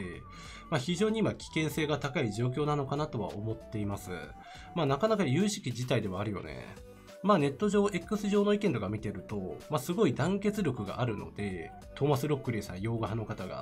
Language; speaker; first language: Japanese; native; Japanese